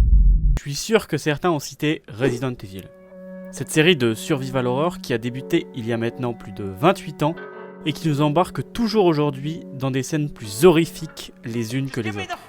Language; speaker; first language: French; native; French